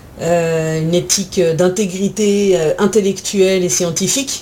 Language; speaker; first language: French; native; French